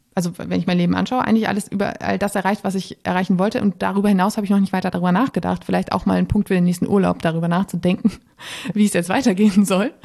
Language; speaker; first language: German; native; German